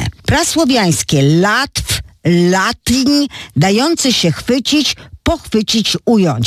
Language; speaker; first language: Polish; native; Polish